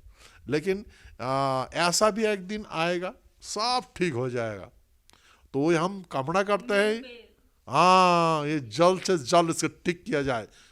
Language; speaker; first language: Hindi; non-native, local second language; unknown